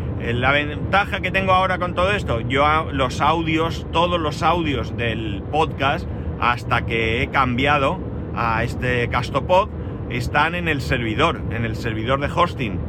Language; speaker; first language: Spanish; native; Spanish